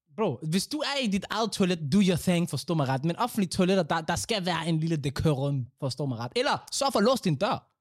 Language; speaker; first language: Danish; early bilingual, other home language; Somali